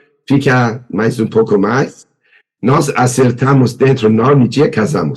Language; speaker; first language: Portuguese; non-native, learner; Persian